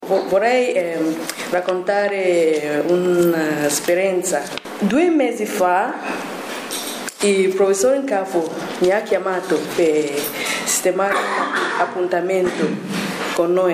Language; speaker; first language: Italian; non-native, learner; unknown